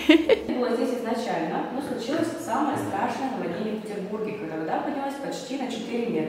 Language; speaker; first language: Russian; native; Russian